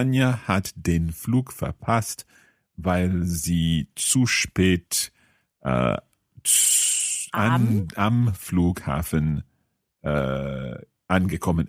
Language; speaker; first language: German; non-native, learner; English